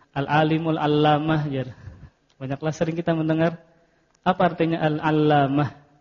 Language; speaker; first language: Indonesian; native; Indonesian